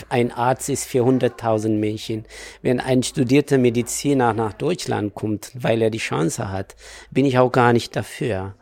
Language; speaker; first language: German; non-native, fluent; Amharic